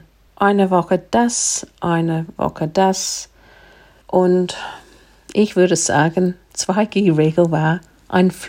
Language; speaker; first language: German; non-native, fluent; English